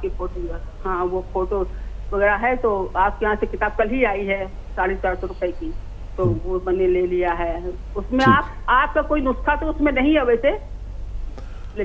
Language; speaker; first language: Hindi; native; Hindi